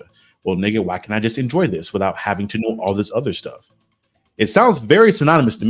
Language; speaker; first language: English; native; English